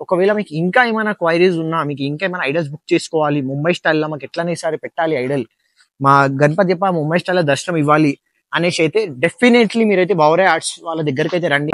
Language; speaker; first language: Telugu; non-native, local second language; Hindi